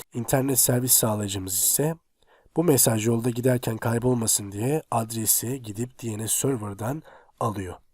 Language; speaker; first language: Turkish; native; Turkish